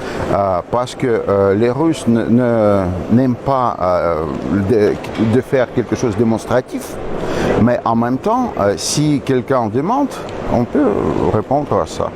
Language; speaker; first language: French; non-native, fluent; Russian